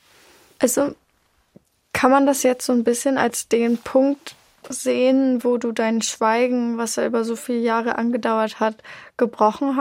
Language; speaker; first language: German; native; German